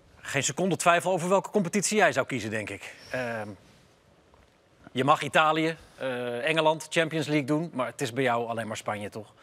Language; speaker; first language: Dutch; native; Dutch